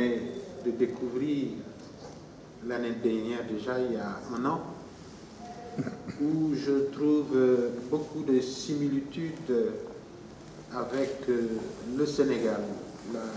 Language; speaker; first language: French; non-native, local second language; Wolof